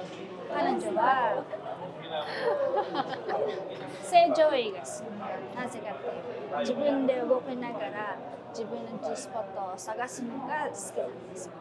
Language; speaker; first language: Japanese; non-native, fluent; Filipino